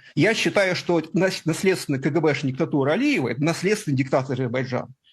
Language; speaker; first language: Russian; native; Russian